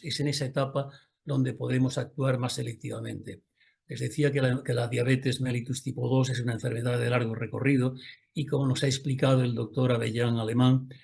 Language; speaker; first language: Spanish; native; Spanish